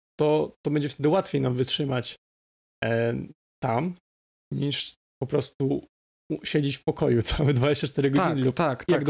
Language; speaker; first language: Polish; native; Polish